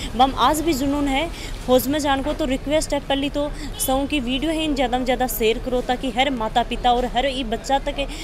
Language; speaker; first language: Hindi; native; Hindi